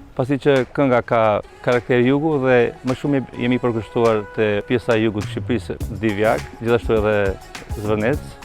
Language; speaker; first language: Albanian; native; Albanian